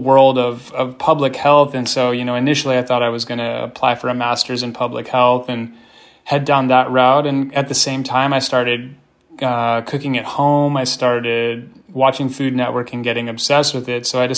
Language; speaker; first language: English; native; English